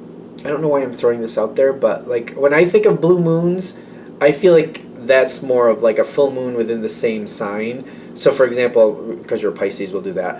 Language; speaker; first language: English; native; English